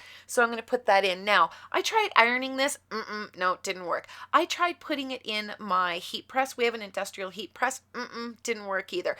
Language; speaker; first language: English; native; English